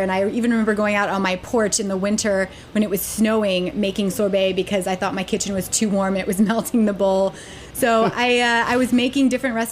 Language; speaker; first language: English; native; English